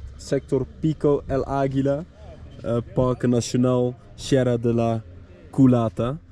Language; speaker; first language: Spanish; non-native, learner; Dutch